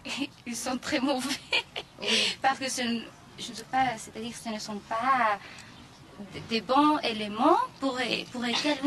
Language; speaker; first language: French; non-native, fluent; Spanish